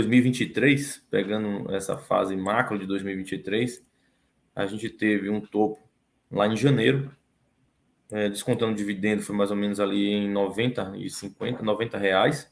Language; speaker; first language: Portuguese; native; Portuguese